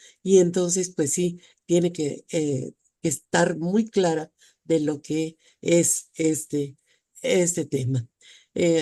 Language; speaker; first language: Spanish; native; Spanish